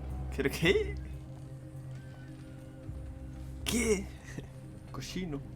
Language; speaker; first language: Spanish; native; Spanish